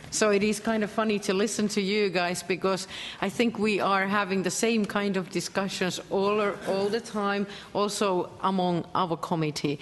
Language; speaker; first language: English; non-native, fluent; Finnish